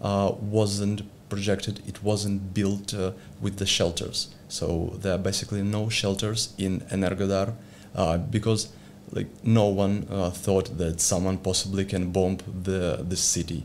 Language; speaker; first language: English; non-native, learner; Ukrainian